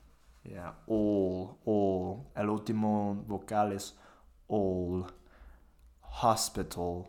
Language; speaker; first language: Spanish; non-native, fluent; English